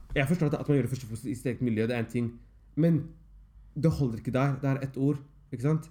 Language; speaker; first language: Norwegian; early bilingual, other home language; Somali